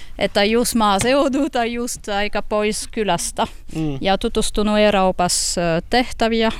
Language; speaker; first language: Finnish; non-native, learner; French